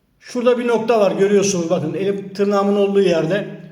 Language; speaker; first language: Turkish; native; Turkish